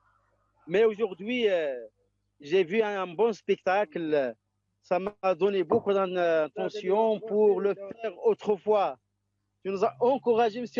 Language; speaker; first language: French; non-native, local second language; Arabic